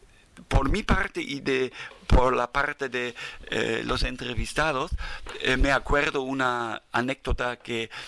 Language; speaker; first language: Spanish; non-native, fluent; German